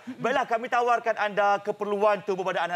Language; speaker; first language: Malay; native; Malay